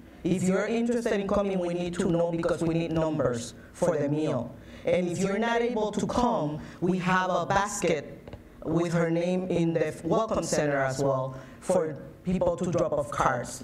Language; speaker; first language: English; native; English